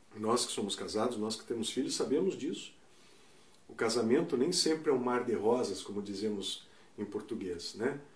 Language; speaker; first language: Portuguese; native; Portuguese